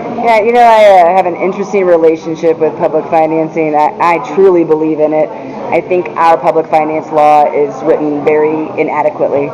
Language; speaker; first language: English; native; English